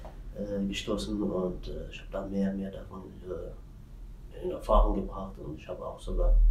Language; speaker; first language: German; non-native, fluent; Tigrinya